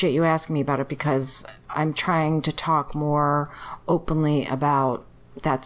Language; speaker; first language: English; native; English